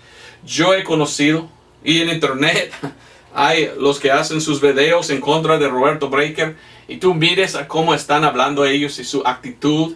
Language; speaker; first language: Spanish; non-native, fluent; English